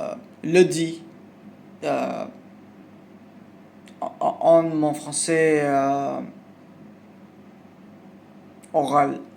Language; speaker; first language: French; non-native, learner; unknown